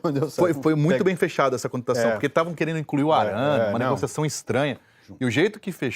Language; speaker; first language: Portuguese; native; Portuguese